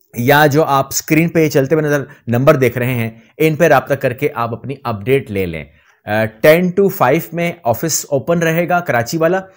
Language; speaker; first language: Urdu; native; Urdu